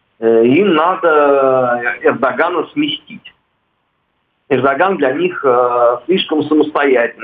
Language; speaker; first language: Russian; native; Russian